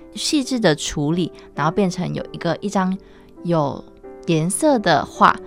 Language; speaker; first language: Chinese; native; Chinese